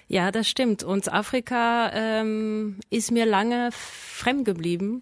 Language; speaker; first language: German; non-native, fluent; French